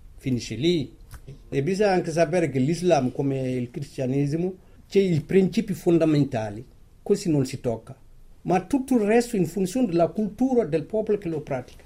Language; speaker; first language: Italian; non-native, fluent; Wolof